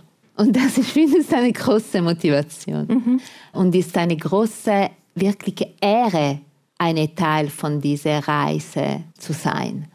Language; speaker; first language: German; non-native, fluent; Italian